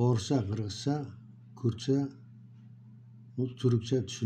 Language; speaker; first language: Turkish; non-native, learner; Kyrgyz